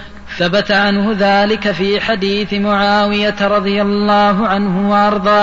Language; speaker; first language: Arabic; native; Arabic